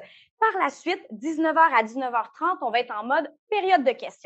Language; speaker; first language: French; native; French